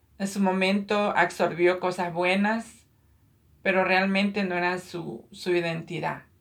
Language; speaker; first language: Spanish; native; Spanish